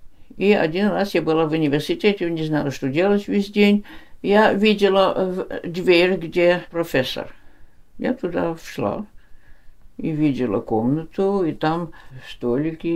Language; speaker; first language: Russian; early bilingual, heritage; Russian